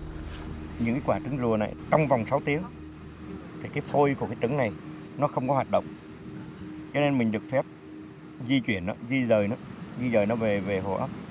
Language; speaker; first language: Vietnamese; native; Vietnamese